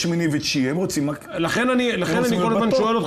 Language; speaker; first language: Hebrew; native; Hebrew